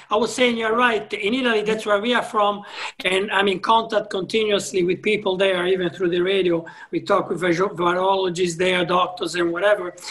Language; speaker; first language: English; non-native, fluent; Italian